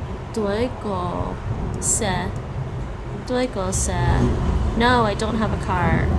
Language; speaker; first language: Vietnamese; non-native, learner; English